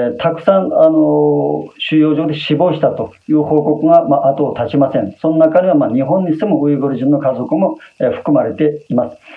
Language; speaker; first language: Japanese; non-native, fluent; Uyghur